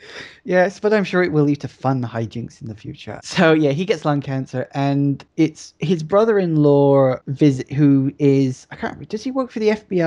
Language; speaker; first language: English; native; English